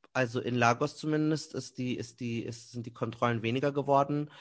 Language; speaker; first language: German; native; German